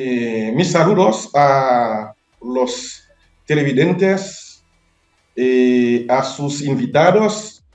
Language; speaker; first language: Spanish; non-native, fluent; Haitian Creole